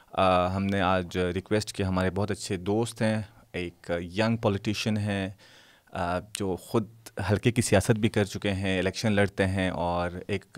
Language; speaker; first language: Urdu; non-native, local second language; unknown